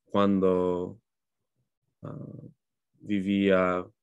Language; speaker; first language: Spanish; non-native, learner; English